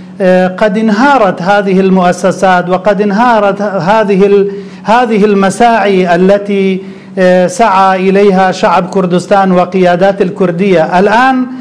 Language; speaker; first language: Arabic; non-native, local second language; Kurdish